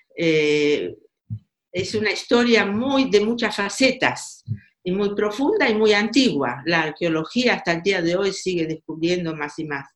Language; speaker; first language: Spanish; native; Spanish